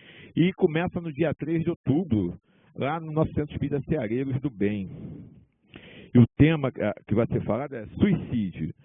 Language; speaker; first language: Portuguese; native; Portuguese